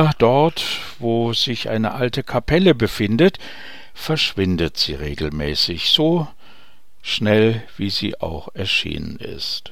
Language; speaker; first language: German; native; German